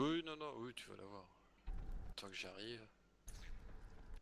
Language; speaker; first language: French; native; French